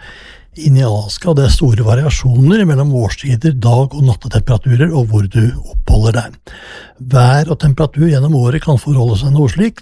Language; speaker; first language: Norwegian; native; Norwegian